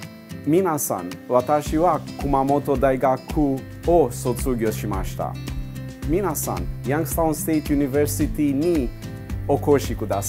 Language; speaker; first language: Japanese; non-native, fluent; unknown